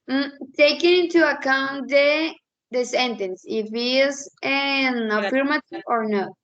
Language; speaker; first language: English; non-native, fluent; Spanish